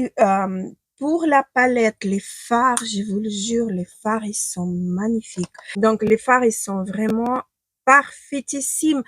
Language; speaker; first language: French; non-native, fluent; Ukrainian